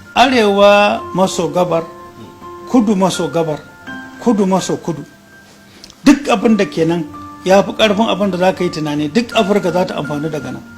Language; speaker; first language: Hausa; native; Hausa